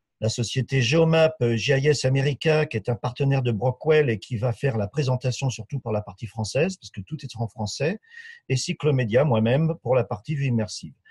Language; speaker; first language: French; native; French